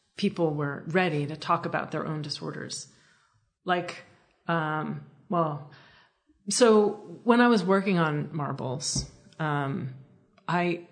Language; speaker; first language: English; native; English